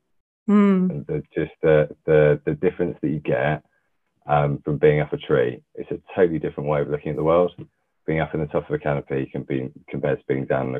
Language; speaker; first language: English; native; English